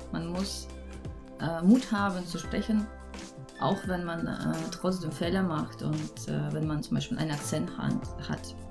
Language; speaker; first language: German; non-native, fluent; Russian